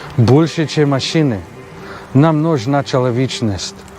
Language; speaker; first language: Russian; non-native, learner; English